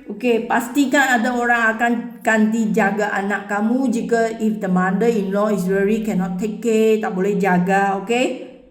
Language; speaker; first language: Indonesian; non-native, learner; Filipino